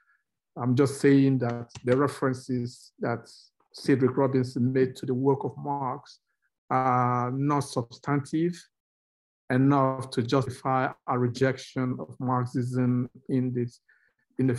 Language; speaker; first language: English; non-native, local second language; Igbo